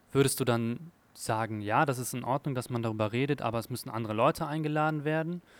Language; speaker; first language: German; native; German